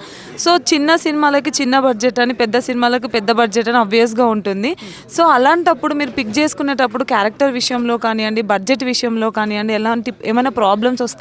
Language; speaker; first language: Telugu; native; Telugu